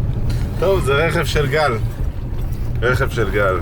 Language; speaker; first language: Hebrew; native; Hebrew